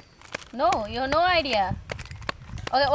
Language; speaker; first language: English; non-native, learner; Hindi